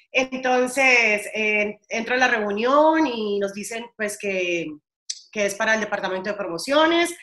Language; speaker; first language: Spanish; native; Spanish